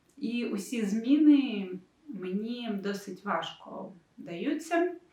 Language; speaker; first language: Ukrainian; non-native, local second language; Russian